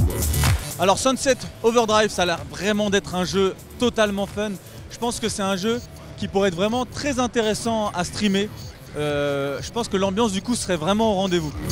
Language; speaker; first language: French; native; French